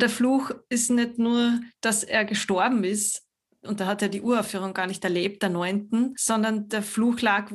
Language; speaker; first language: German; native; German